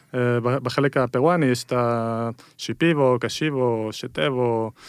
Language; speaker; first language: Hebrew; early bilingual, other home language; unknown